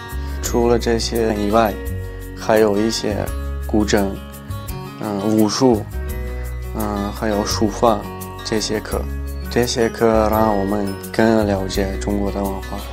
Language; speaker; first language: Chinese; non-native, fluent; Tajik